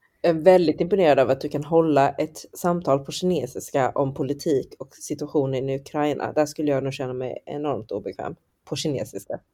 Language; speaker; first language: Swedish; early bilingual, other home language; Chinese